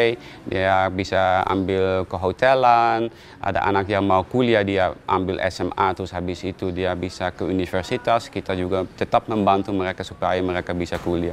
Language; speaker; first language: Indonesian; non-native, fluent; Dutch